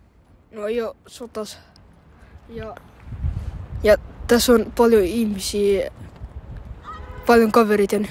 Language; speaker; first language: Finnish; non-native, learner; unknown